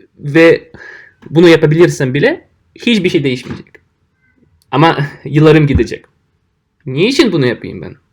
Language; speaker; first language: Turkish; non-native, fluent; Russian